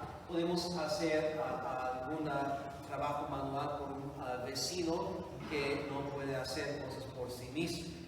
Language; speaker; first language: Spanish; non-native, fluent; English